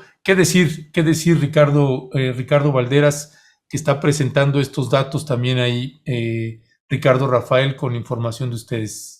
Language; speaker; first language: Spanish; native; Spanish